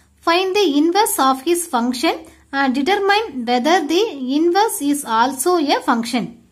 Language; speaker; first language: English; non-native, local second language; Tamil